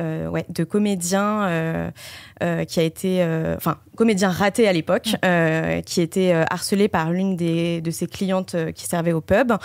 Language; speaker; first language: French; native; French